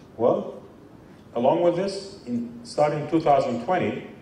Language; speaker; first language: English; non-native, fluent; Turkish